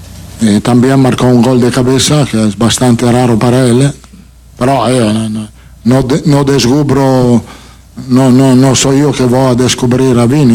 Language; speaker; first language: Portuguese; non-native, fluent; Italian